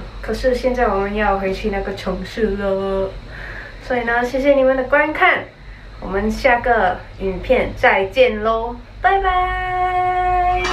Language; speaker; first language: Chinese; early bilingual, heritage; Chinese